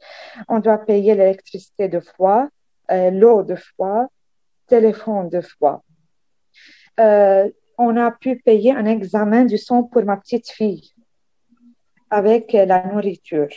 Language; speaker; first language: French; non-native, local second language; Arabic